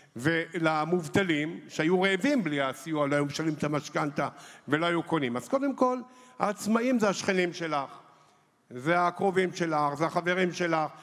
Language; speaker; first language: Hebrew; native; Hebrew